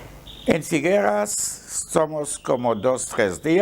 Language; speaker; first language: Spanish; non-native, learner; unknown